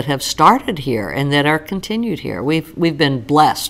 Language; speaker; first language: English; native; English